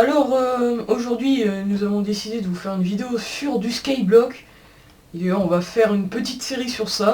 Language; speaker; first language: French; native; French